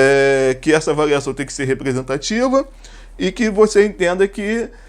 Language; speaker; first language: Portuguese; native; Portuguese